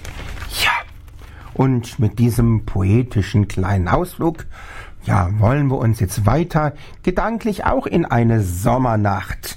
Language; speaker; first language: German; native; German